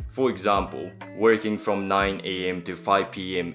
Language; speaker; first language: English; early bilingual, other home language; Japanese